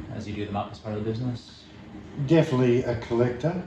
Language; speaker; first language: English; native; English